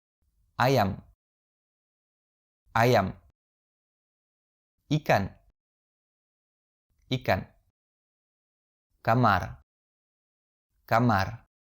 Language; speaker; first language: Indonesian; non-native, fluent; French